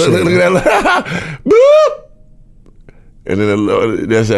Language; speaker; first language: English; native; English